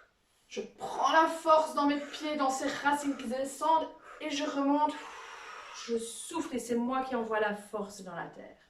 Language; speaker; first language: French; native; French